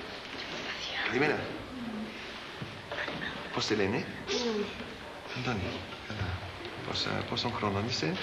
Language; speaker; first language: Greek; non-native, learner; English